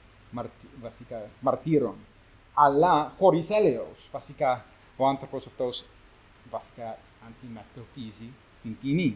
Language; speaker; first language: Greek; non-native, fluent; English